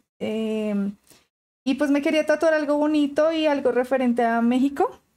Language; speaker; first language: Spanish; native; Spanish